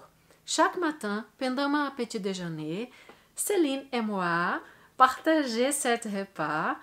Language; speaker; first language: French; non-native, learner; Portuguese